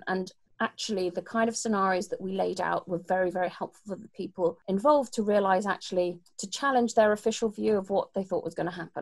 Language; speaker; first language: English; native; English